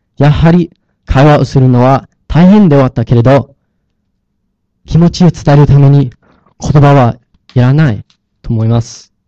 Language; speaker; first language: Japanese; non-native, learner; English